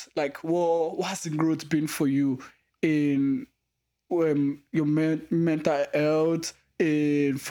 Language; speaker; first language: English; non-native, local second language; Igbo